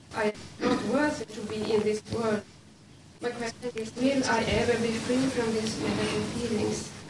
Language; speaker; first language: English; non-native, learner; Swedish